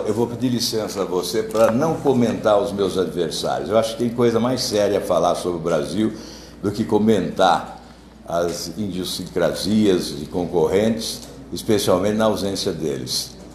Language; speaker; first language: Portuguese; native; Portuguese